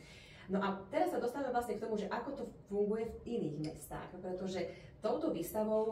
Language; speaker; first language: Slovak; native; Slovak